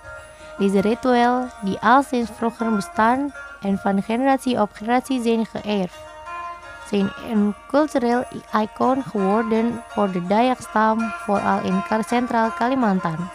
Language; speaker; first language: Dutch; non-native, fluent; Indonesian